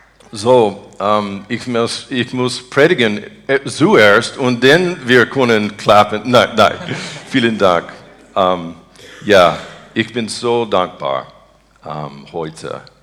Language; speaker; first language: German; non-native, learner; English